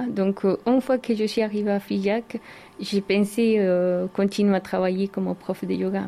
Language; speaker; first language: French; non-native, fluent; Spanish